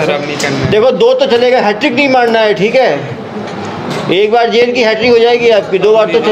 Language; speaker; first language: Hindi; native; Hindi